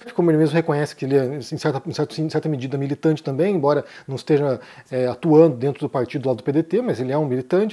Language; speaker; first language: Portuguese; native; Portuguese